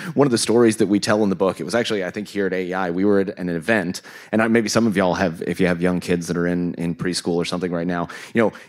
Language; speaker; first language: English; native; English